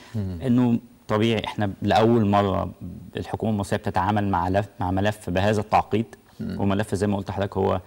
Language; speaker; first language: Arabic; native; Arabic